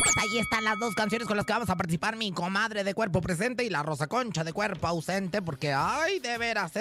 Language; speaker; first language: Spanish; native; Spanish